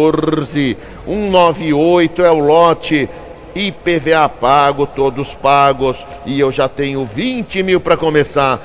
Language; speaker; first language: Portuguese; native; Portuguese